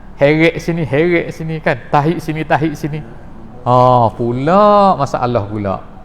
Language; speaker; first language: Malay; native; Malay